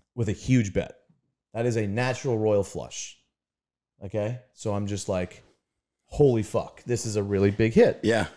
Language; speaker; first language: English; native; English